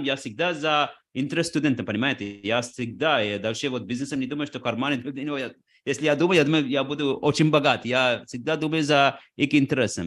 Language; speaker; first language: Russian; non-native, fluent; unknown